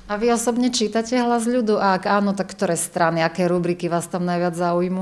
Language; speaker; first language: Slovak; native; Slovak